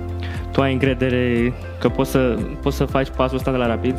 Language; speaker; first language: Romanian; native; Romanian